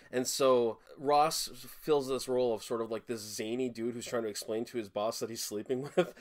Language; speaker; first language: English; native; English